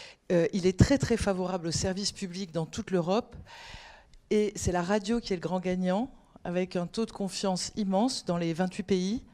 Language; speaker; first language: French; native; French